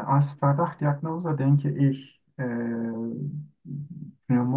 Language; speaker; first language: German; non-native, learner; Turkish